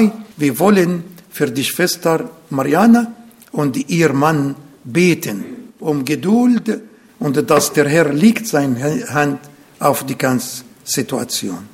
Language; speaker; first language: German; non-native, fluent; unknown